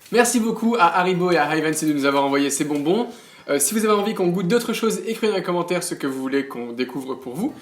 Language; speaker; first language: French; native; French